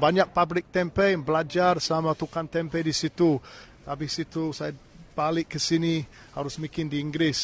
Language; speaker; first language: Indonesian; non-native, learner; English